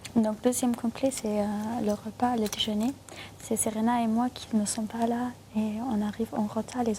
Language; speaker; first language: French; non-native, fluent; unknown